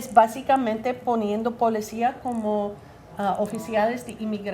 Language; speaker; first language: Spanish; non-native, learner; English